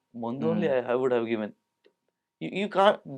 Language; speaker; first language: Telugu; non-native, local second language; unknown